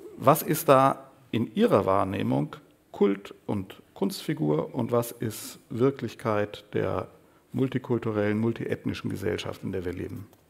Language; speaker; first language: German; native; German